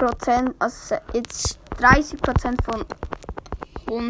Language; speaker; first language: German; native; German